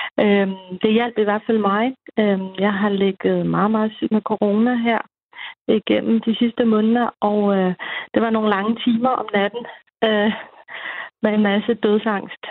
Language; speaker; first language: Danish; native; Danish